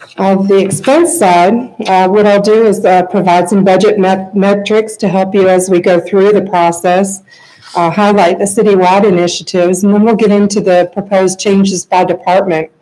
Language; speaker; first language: English; native; English